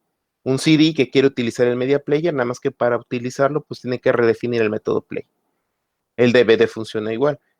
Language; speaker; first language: Spanish; native; Spanish